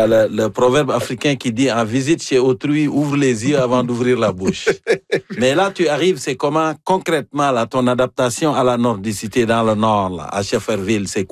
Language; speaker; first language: French; native; French